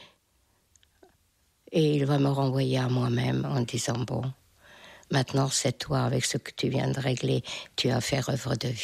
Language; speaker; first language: French; non-native, fluent; Hungarian